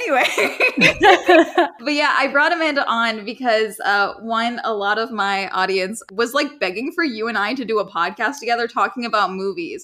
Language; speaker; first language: English; native; English